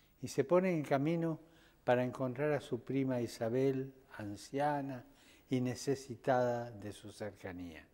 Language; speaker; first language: Spanish; native; Spanish